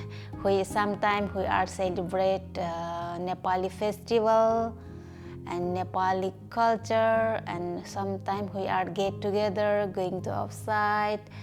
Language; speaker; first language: English; non-native, learner; Nepali